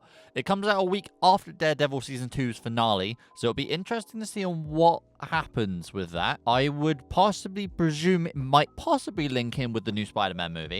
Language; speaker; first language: English; native; English